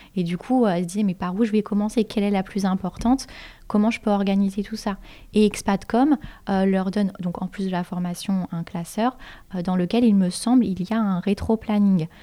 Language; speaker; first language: French; native; French